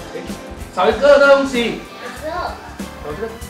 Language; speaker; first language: Chinese; native; Chinese